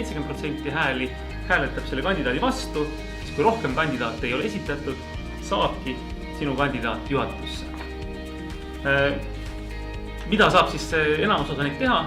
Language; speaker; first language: Estonian; native; Estonian